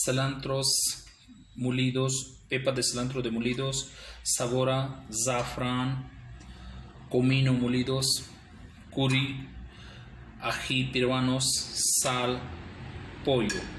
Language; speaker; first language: Spanish; non-native, learner; Urdu